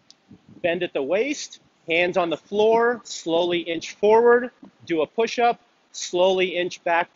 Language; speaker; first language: English; native; English